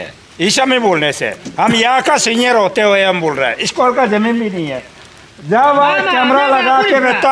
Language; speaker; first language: Hindi; non-native, local second language; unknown